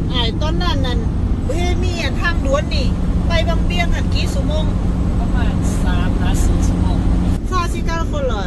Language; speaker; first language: Korean; non-native, learner; Lao